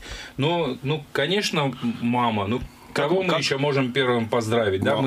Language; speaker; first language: Russian; non-native, local second language; Azerbaijani